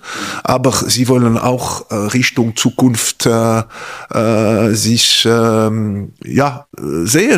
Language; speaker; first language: German; non-native, local second language; French